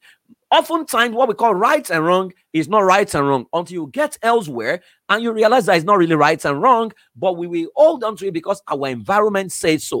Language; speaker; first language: English; non-native, local second language; Yoruba